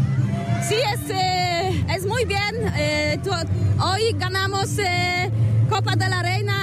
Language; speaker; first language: Spanish; non-native, learner; Polish